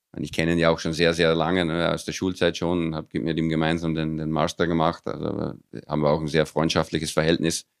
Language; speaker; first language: German; early bilingual, other home language; Dutch